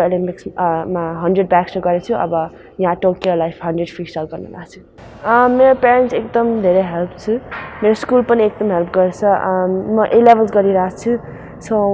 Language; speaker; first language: Nepali; early bilingual, heritage; Nepali